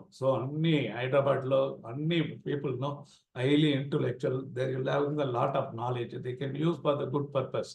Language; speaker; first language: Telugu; non-native, local second language; Tamil